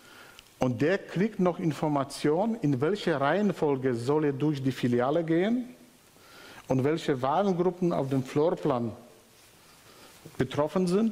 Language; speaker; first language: German; non-native, fluent; Polish